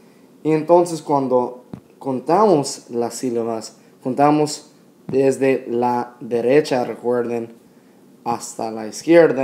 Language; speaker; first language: Spanish; non-native, fluent; English